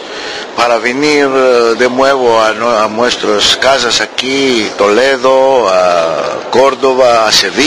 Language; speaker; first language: Spanish; early bilingual, heritage; Ladino